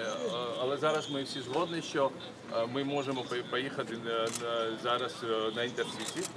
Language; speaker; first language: Ukrainian; non-native, fluent; Georgian